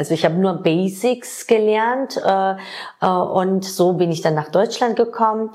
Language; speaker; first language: German; non-native, fluent; Georgian